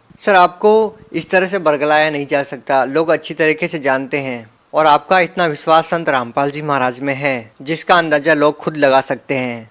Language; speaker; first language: Hindi; native; Hindi